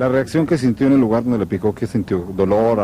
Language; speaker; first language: Spanish; native; Spanish